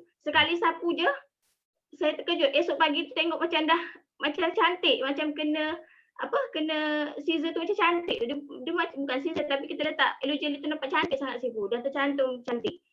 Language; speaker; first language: Malay; native; Malay